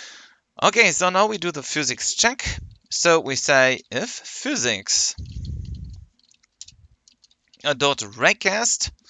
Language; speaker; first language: English; non-native, fluent; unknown